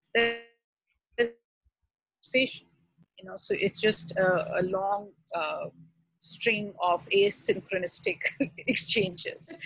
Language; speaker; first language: English; non-native, local second language; Urdu